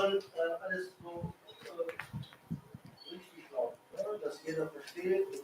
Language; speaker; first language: German; non-native, fluent; Arabic